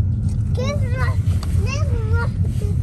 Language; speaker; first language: Arabic; early bilingual, other home language; Urdu